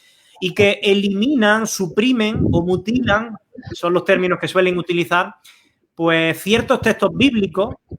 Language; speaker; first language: Spanish; native; Spanish